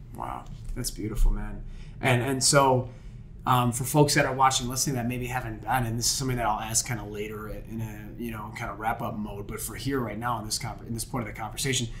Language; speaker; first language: English; native; English